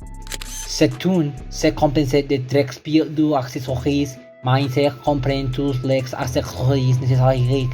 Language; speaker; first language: French; non-native, learner; Spanish